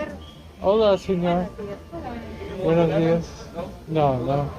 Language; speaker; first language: Spanish; non-native, learner; English